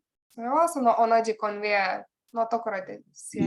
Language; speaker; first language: Japanese; non-native, learner; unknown